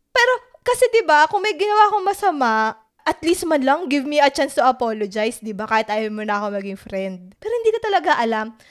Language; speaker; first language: Filipino; native; Filipino